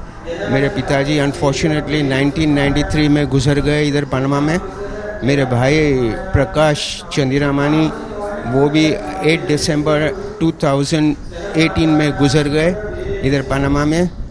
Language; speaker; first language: Hindi; non-native, local second language; Sindhi